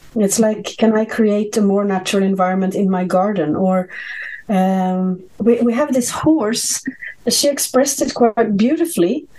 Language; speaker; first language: English; non-native, fluent; Swedish